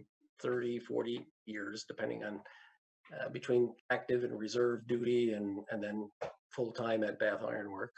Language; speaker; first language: English; native; English